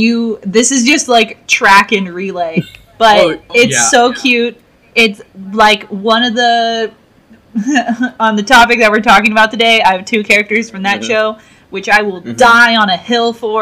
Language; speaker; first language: English; native; English